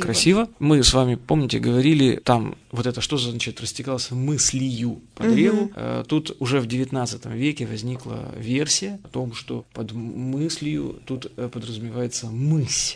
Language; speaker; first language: Russian; native; Russian